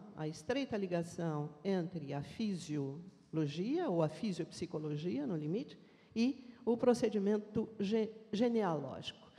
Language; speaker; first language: Portuguese; native; Portuguese